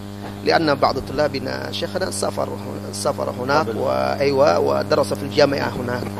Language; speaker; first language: Arabic; non-native, fluent; Indonesian